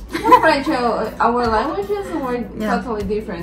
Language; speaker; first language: English; non-native, learner; Spanish